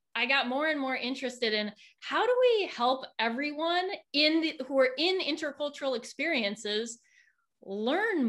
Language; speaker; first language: English; native; English